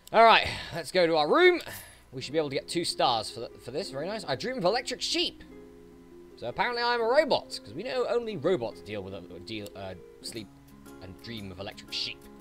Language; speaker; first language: English; native; English